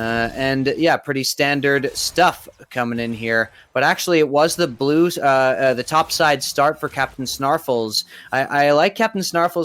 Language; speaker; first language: English; native; English